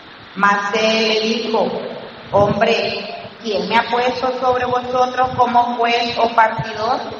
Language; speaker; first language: Spanish; native; Spanish